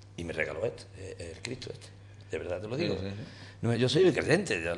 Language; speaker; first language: Spanish; native; Spanish